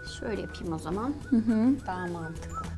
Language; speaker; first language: Turkish; native; Turkish